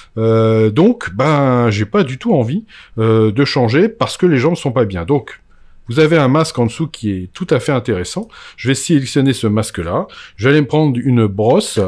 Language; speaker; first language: French; native; French